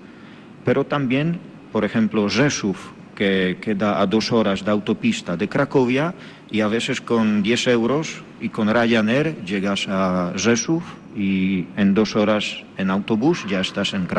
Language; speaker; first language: Spanish; non-native, fluent; Polish